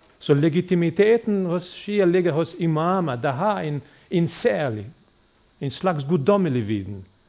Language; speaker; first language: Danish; native; Danish